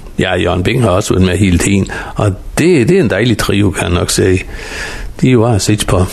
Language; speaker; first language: Danish; native; Danish